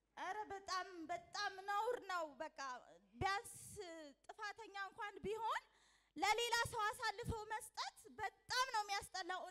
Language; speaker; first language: Amharic; native; Amharic